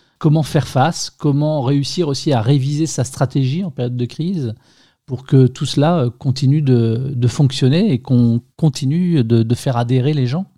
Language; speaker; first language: French; native; French